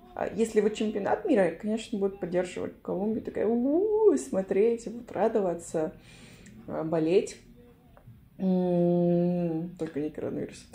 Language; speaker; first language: Russian; non-native, fluent; Spanish